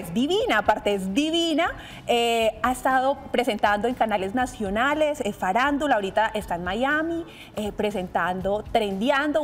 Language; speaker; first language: Spanish; native; Spanish